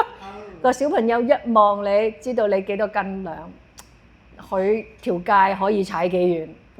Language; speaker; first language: Cantonese; native; Cantonese